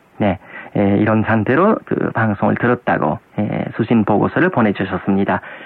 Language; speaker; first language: Korean; non-native, fluent; Japanese